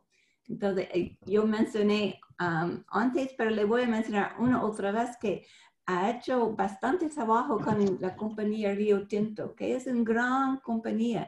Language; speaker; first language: Spanish; non-native, fluent; English